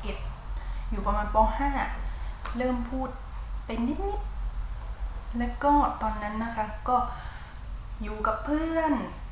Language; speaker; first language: Thai; early bilingual, other home language; English